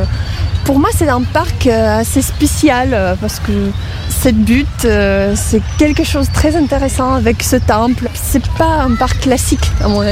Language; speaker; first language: French; non-native, fluent; Russian